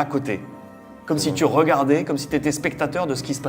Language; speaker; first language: French; native; French